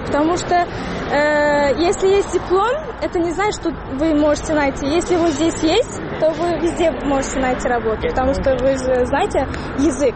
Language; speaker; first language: Russian; non-native, local second language; Tajik